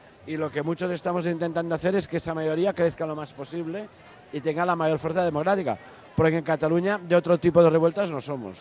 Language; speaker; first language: Spanish; non-native, local second language; Catalan